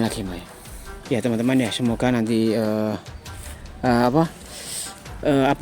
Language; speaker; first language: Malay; non-native, local second language; Javanese